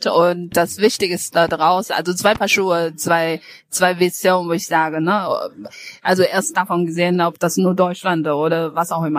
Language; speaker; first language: German; non-native, fluent; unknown